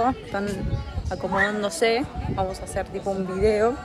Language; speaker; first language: Spanish; native; Spanish